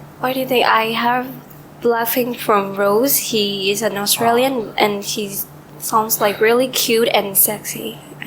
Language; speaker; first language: English; non-native, learner; Burmese